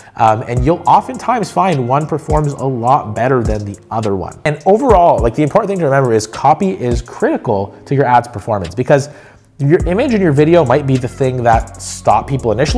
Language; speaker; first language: English; native; English